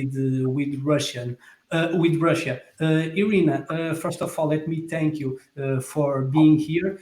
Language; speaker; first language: English; non-native, fluent; Portuguese